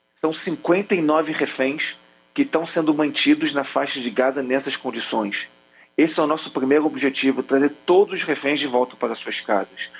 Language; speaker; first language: Portuguese; native; Portuguese